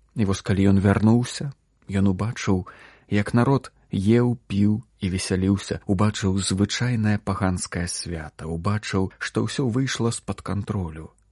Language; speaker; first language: Belarusian; native; Belarusian